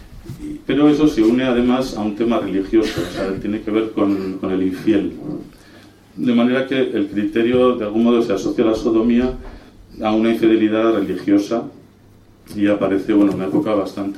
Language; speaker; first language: Spanish; native; Spanish